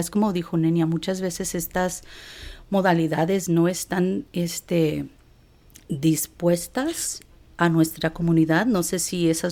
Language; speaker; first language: Spanish; early bilingual, heritage; Spanish